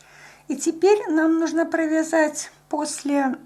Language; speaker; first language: Russian; native; Russian